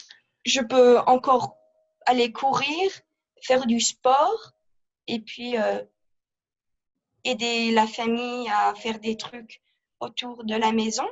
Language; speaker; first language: French; early bilingual, heritage; French